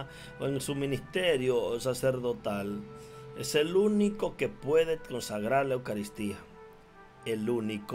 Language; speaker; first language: Spanish; native; Spanish